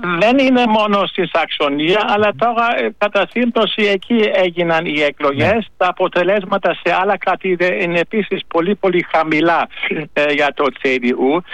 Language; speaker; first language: Greek; non-native, fluent; German